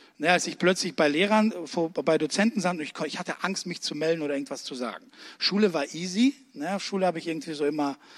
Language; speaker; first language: German; early bilingual, other home language; Russian